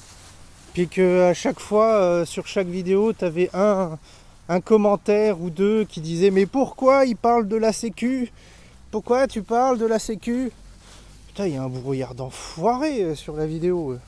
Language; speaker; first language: French; native; French